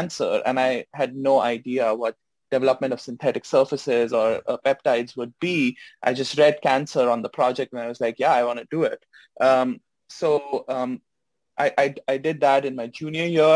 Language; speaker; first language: English; non-native, local second language; Hindi